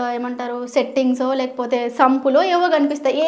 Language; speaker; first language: Telugu; non-native, local second language; Hindi